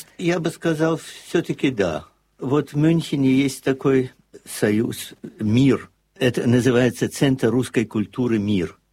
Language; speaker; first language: Russian; native; Russian